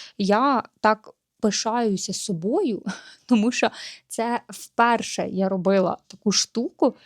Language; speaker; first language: Ukrainian; native; Ukrainian